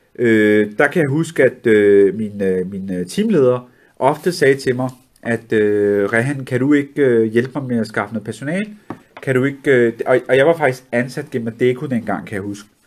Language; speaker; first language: Danish; early bilingual, other home language; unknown